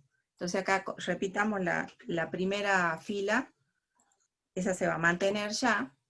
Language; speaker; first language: Spanish; native; Spanish